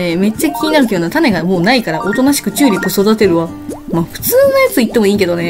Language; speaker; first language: Japanese; native; Japanese